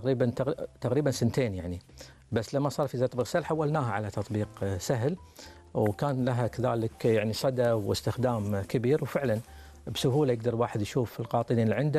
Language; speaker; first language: Arabic; native; Arabic